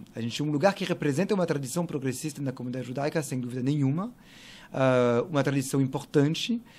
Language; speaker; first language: Portuguese; non-native, fluent; French